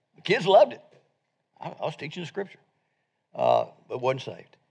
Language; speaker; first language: English; native; English